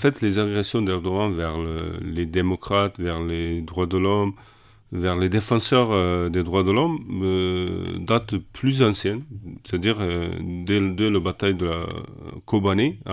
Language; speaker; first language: French; non-native, fluent; Kurdish